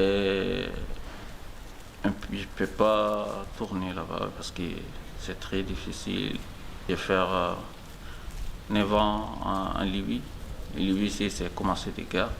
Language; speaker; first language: French; non-native, learner; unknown